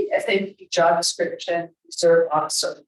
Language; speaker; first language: English; native; English